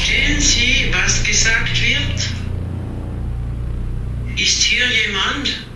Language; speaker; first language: German; non-native, learner; French